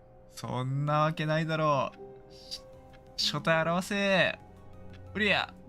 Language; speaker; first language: Japanese; native; Japanese